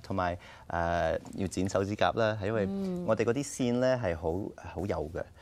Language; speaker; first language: Cantonese; early bilingual, heritage; Cantonese